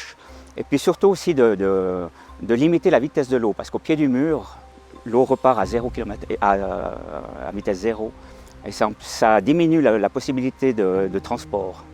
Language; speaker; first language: French; native; French